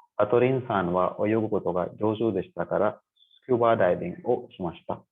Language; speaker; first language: Japanese; non-native, learner; Hindi